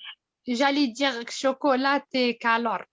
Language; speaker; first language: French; non-native, local second language; Arabic